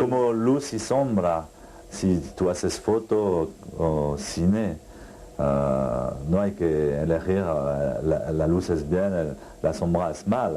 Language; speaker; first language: Spanish; non-native, fluent; French